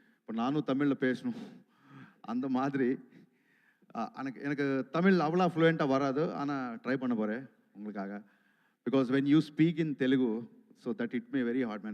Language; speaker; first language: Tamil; non-native, learner; Telugu